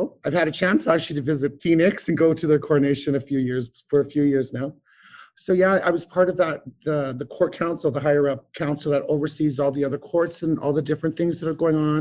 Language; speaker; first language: English; native; English